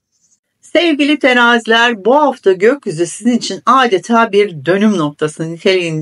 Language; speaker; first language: Turkish; native; Turkish